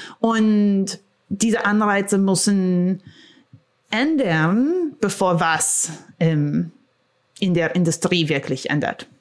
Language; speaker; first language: German; non-native, fluent; English